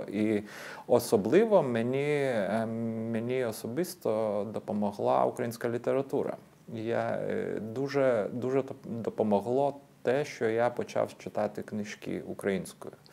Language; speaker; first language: Ukrainian; non-native, fluent; Lithuanian